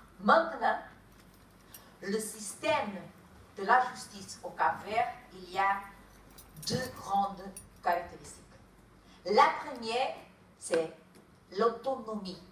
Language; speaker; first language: French; non-native, fluent; Kabuverdianu